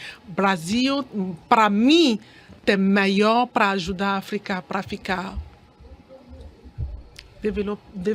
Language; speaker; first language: Portuguese; non-native, learner; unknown